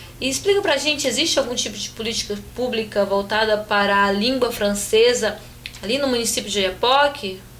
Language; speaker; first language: Portuguese; native; Portuguese